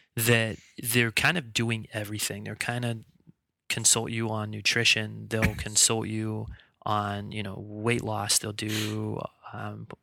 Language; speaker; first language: English; native; English